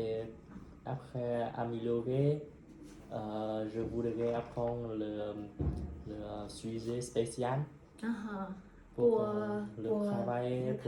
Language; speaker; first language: French; non-native, learner; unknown